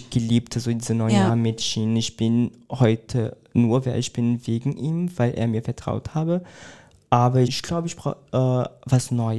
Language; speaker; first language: German; non-native, fluent; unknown